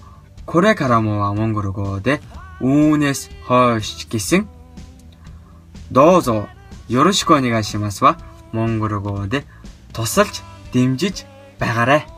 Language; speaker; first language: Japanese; non-native, fluent; Mongolian